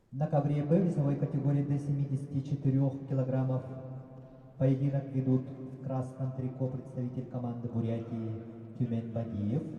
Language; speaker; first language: Russian; native; Russian